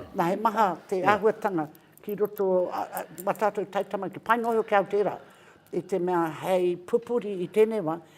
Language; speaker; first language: Māori; native; Māori